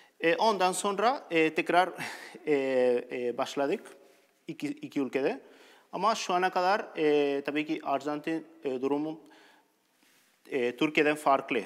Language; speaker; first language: Turkish; non-native, learner; Spanish